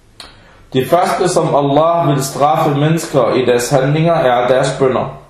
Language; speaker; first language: Danish; early bilingual, other home language; Arabic